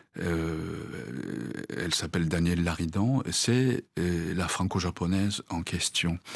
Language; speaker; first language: French; non-native, fluent; Japanese